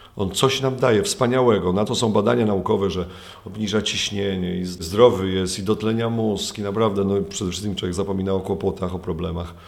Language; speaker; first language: Polish; native; Polish